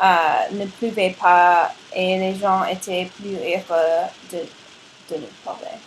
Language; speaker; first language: French; non-native, learner; English